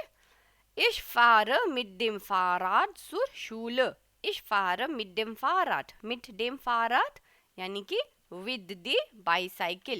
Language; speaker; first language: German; non-native, fluent; Hindi